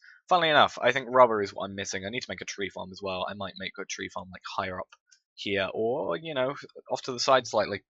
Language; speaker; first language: English; native; English